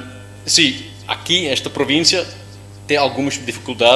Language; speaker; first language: Portuguese; non-native, learner; English